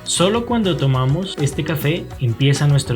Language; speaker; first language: Spanish; native; Spanish